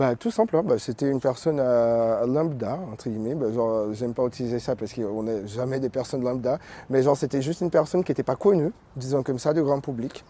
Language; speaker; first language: French; non-native, fluent; Portuguese